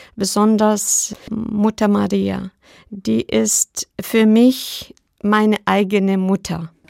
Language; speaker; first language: German; non-native, fluent; Arabic